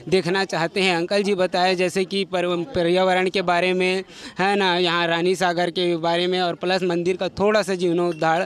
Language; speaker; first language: Hindi; native; Hindi